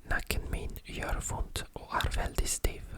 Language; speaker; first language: Norwegian; non-native, learner; French